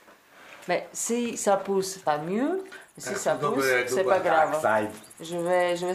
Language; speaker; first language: French; non-native, learner; Slovak